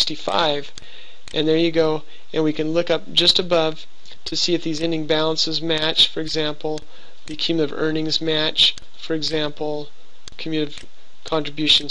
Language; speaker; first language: English; native; English